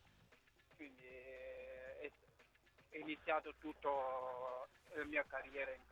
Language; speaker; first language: Italian; non-native, fluent; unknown